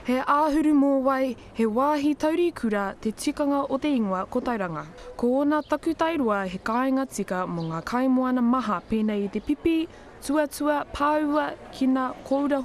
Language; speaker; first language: Māori; native; Māori